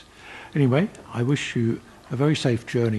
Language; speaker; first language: English; native; English